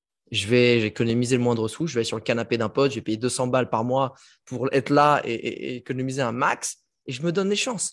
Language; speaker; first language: French; native; French